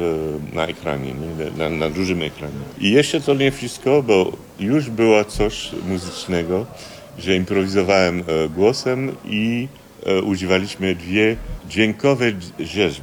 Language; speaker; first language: Polish; early bilingual, heritage; Polish